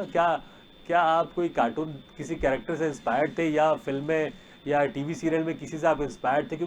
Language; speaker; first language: Hindi; native; Hindi